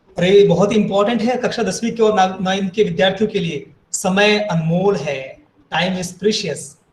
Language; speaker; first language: Hindi; native; Hindi